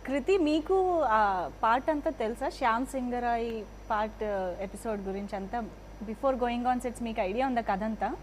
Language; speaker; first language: Telugu; native; Telugu